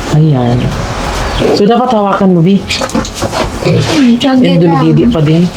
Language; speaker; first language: Filipino; non-native, local second language; Cebuano